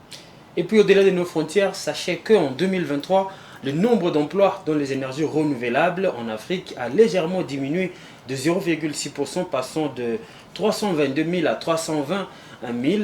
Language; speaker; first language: French; native; French